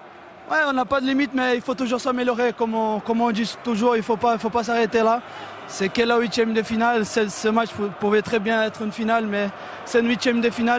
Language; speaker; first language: French; non-native, fluent; Portuguese